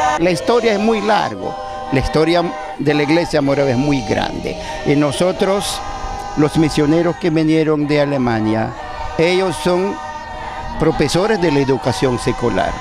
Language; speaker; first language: Spanish; non-native, local second language; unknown